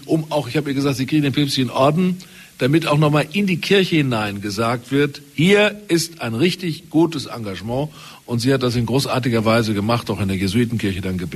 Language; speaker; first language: German; native; German